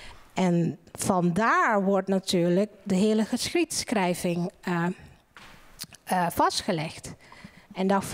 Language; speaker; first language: Dutch; non-native, fluent; Indonesian